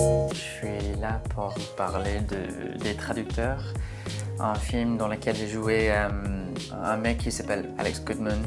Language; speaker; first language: French; non-native, fluent; English